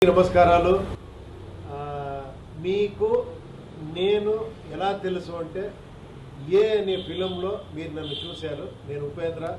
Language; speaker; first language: Telugu; non-native, learner; Kannada